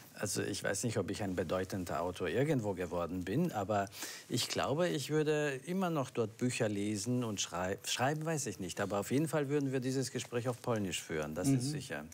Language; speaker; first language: German; early bilingual, other home language; Polish